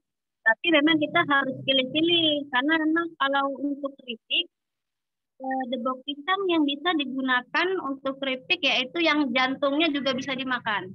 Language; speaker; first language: Indonesian; native; Indonesian